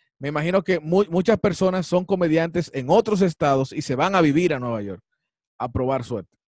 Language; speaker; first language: Spanish; native; Spanish